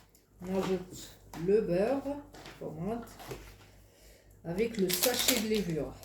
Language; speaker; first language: French; non-native, fluent; Arabic